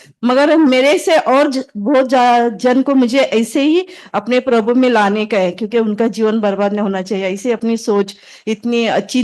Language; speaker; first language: Hindi; native; Hindi